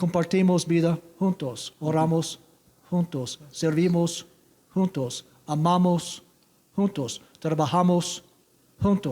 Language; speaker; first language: Spanish; non-native, learner; English